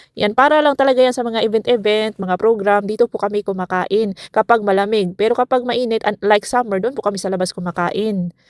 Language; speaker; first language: Filipino; non-native, local second language; Cebuano